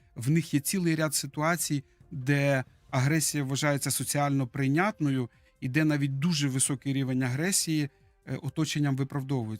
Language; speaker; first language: Ukrainian; native; Ukrainian